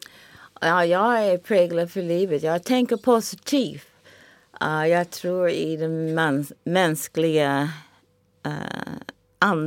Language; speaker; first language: Swedish; non-native, fluent; English